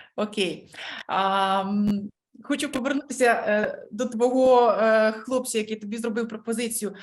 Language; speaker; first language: Ukrainian; native; Ukrainian